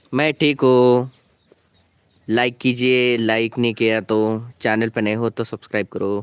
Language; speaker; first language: Hindi; non-native, local second language; Marathi